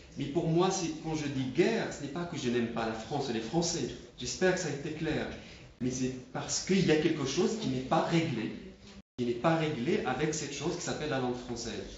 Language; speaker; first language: French; non-native, local second language; Arabic